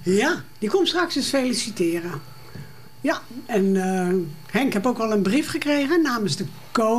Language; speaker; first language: Dutch; native; Dutch